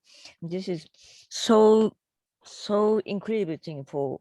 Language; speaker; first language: English; non-native, learner; Japanese